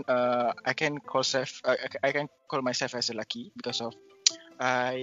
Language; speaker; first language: English; non-native, local second language; Malay